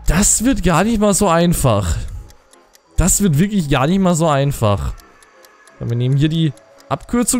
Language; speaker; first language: German; native; German